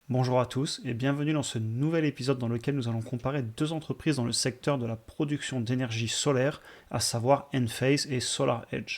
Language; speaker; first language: French; native; French